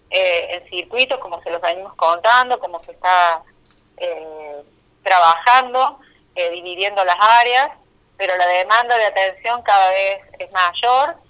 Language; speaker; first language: Spanish; native; Spanish